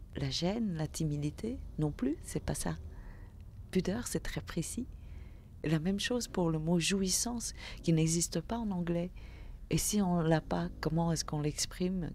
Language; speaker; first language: French; early bilingual, other home language; Vietnamese